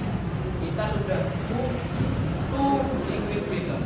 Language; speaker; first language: English; non-native, learner; Indonesian